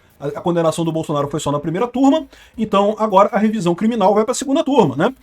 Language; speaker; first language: Portuguese; native; Portuguese